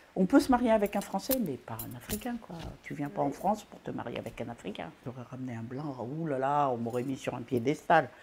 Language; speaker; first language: French; non-native, local second language; Malagasy